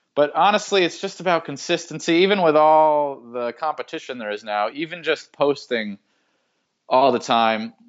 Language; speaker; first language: English; native; English